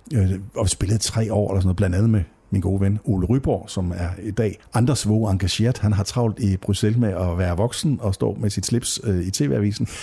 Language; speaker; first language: Danish; native; Danish